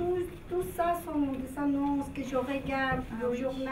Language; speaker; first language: French; non-native, learner; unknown